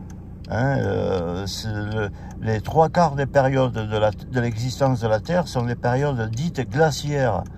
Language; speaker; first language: French; native; French